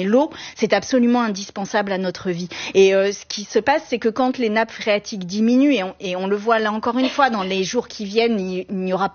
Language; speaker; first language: French; native; French